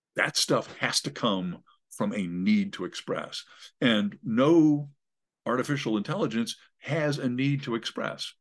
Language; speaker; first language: English; native; English